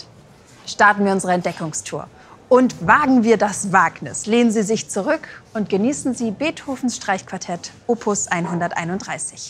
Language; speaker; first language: German; native; German